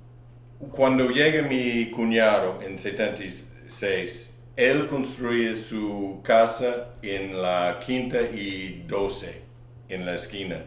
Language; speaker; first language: Spanish; non-native, learner; English